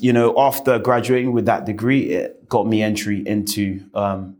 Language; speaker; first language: English; native; English